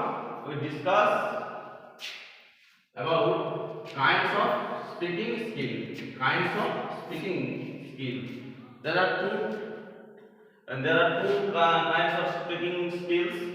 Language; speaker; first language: English; non-native, local second language; Bangla